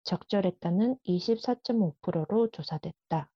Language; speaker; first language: Korean; early bilingual, heritage; Korean